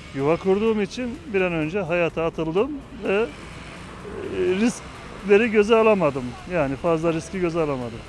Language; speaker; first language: Turkish; native; Turkish